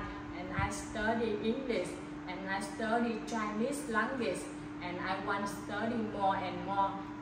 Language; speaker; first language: English; non-native, learner; Vietnamese